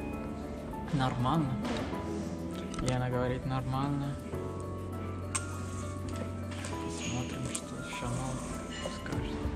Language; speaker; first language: Russian; non-native, learner; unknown